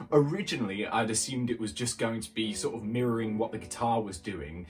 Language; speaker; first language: English; native; English